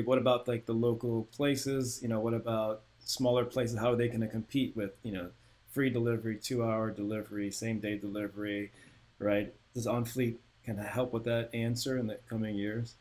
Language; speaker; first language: English; native; English